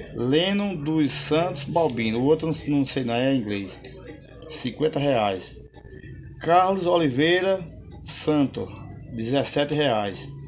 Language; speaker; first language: Portuguese; native; Portuguese